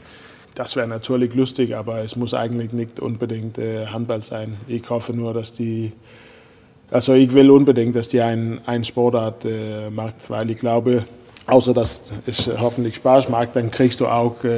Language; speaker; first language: German; non-native, fluent; Danish